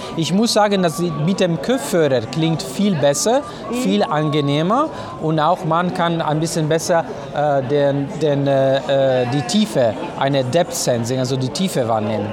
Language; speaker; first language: German; non-native, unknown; Italian